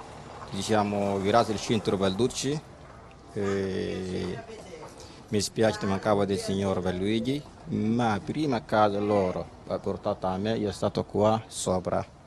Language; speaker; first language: Italian; non-native, learner; Arabic